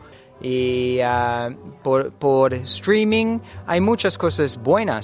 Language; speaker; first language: Spanish; non-native, learner; English